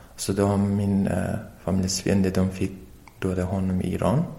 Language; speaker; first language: Swedish; non-native, learner; Persian